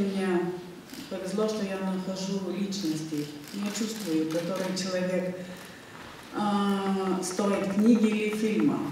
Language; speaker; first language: Russian; non-native, fluent; Lithuanian